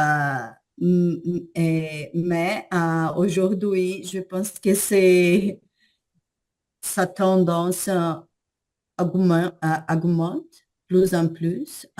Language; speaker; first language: French; non-native, learner; Portuguese